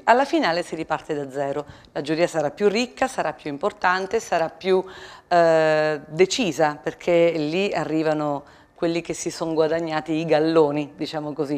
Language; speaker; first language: Italian; native; Italian